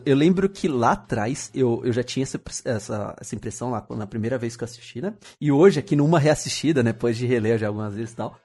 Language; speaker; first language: Portuguese; native; Portuguese